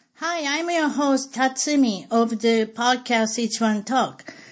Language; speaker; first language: English; non-native, fluent; Japanese